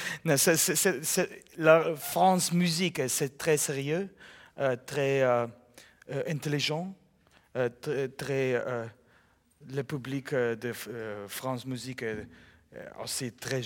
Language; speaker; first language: French; non-native, learner; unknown